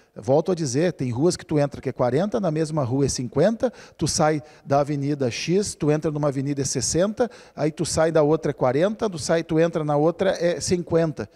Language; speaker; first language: Portuguese; native; Portuguese